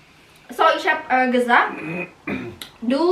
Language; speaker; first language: German; non-native, learner; Indonesian